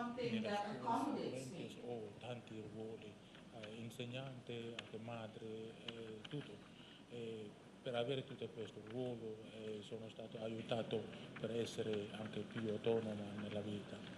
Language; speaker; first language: Italian; non-native, learner; Indonesian